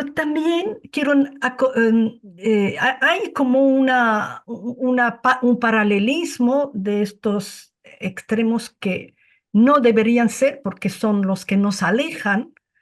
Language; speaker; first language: Spanish; non-native, fluent; Arabic